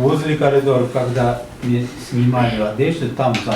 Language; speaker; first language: Russian; non-native, learner; Uzbek